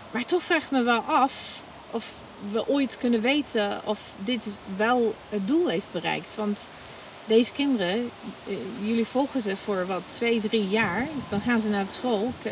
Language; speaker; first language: Dutch; non-native, fluent; English